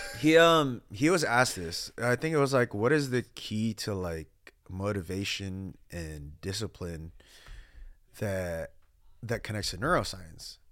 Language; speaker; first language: English; early bilingual, other home language; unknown